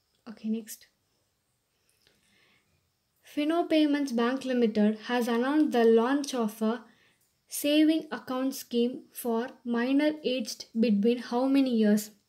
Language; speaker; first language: English; non-native, local second language; Tamil